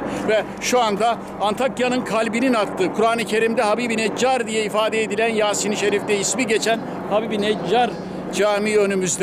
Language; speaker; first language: Turkish; native; Turkish